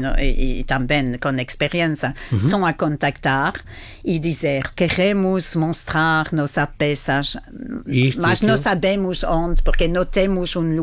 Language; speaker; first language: Portuguese; non-native, fluent; French